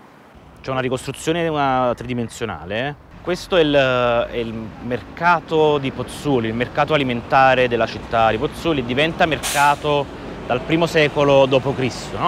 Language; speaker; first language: Italian; native; Italian